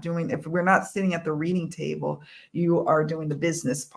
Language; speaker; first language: English; native; English